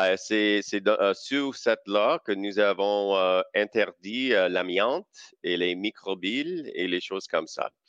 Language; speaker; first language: French; non-native, local second language; English